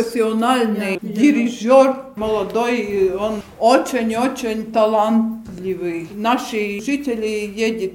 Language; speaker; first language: Russian; non-native, local second language; Latvian